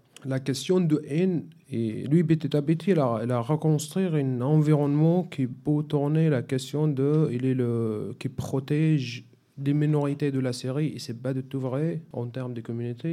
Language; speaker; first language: French; non-native, fluent; Arabic